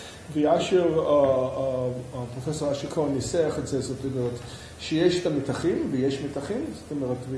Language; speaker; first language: Hebrew; non-native, fluent; English